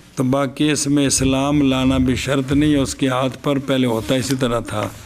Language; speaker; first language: Urdu; non-native, local second language; Punjabi